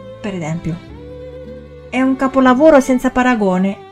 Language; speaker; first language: Italian; non-native, fluent; Chinese